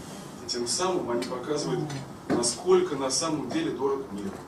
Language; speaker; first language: Russian; native; Russian